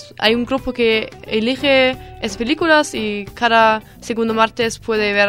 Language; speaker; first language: Spanish; non-native, learner; German